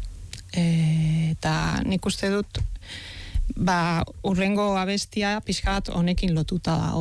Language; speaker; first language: Basque; non-native, fluent; Catalan